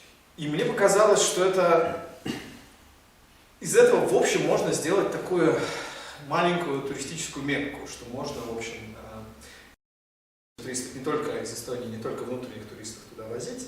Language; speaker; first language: Russian; native; Russian